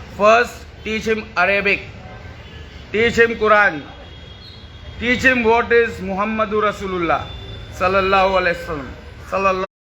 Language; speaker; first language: Hindi; native; Hindi